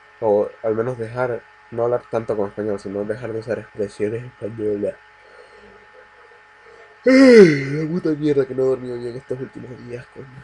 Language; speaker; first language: Spanish; native; Spanish